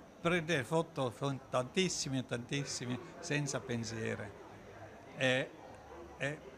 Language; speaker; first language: Italian; non-native, learner; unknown